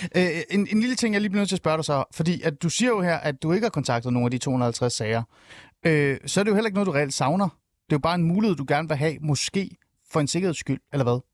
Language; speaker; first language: Danish; early bilingual, other home language; Persian